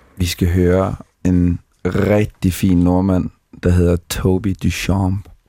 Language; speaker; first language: Danish; native; Danish